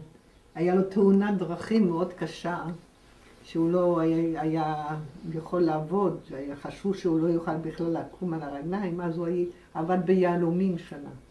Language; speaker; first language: Hebrew; non-native, fluent; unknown